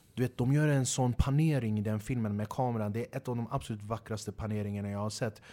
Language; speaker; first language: Swedish; early bilingual, other home language; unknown